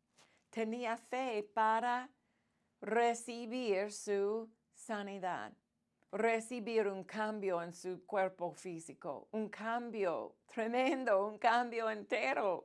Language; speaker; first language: Spanish; non-native, fluent; English